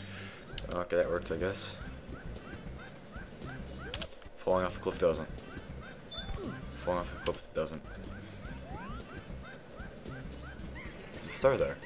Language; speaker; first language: English; native; English